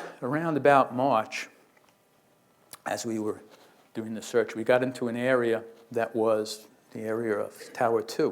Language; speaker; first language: English; native; English